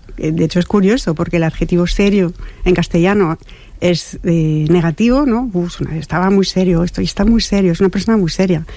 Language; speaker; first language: Spanish; non-native, fluent; French